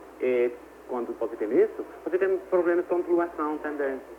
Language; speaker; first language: Portuguese; non-native, learner; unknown